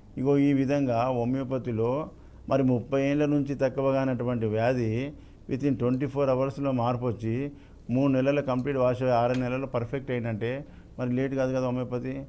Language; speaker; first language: Telugu; native; Telugu